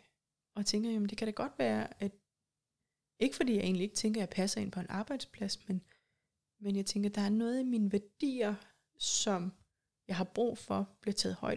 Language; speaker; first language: Danish; native; Danish